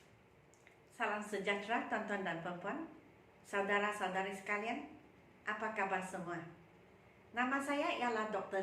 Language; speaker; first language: Malay; non-native, local second language; Chinese